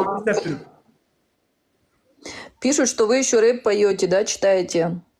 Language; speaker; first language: Russian; native; Russian